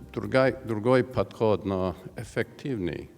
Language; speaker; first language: Russian; non-native, learner; English